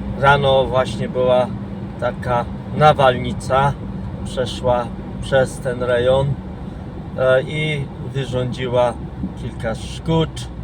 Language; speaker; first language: Polish; non-native, fluent; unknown